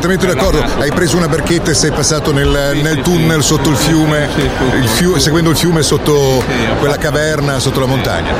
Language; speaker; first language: Italian; native; Italian